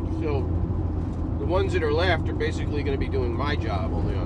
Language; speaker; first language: English; native; English